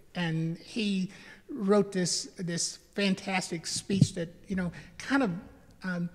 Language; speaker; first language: English; native; English